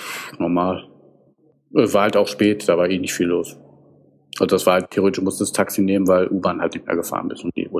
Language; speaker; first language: German; native; German